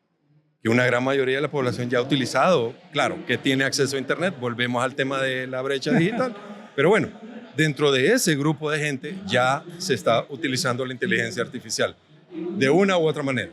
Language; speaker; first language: Spanish; native; Spanish